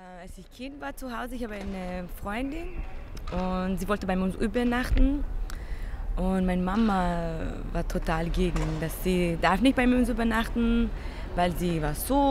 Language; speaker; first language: German; non-native, fluent; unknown